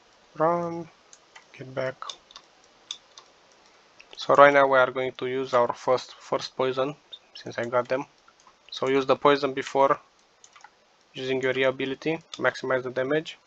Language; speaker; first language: English; non-native, fluent; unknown